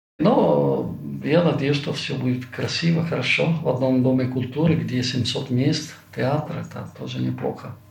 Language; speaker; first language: Russian; non-native, fluent; Italian